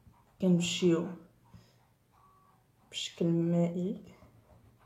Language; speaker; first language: Arabic; native; Arabic